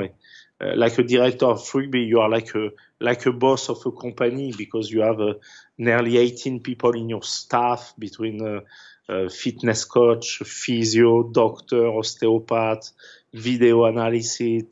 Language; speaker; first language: English; non-native, fluent; French